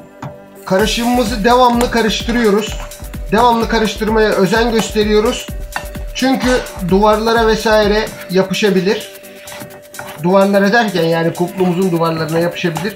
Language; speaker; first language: Turkish; native; Turkish